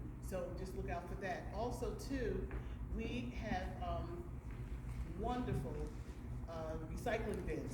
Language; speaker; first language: English; native; English